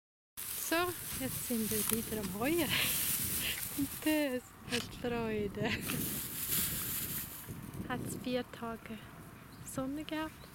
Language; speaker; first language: German; non-native, learner; Swedish